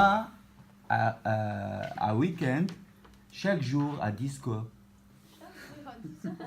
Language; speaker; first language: French; non-native, learner; Arabic